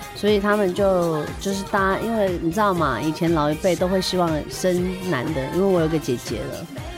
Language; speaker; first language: Chinese; native; Chinese